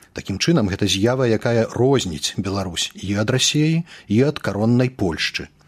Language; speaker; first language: Belarusian; native; Belarusian